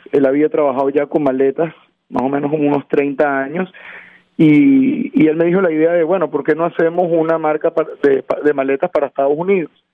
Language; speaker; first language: Spanish; native; Spanish